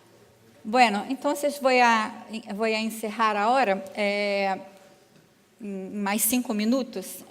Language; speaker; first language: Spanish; non-native, learner; Portuguese